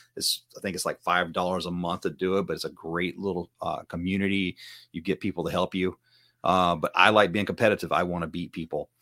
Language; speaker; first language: English; native; English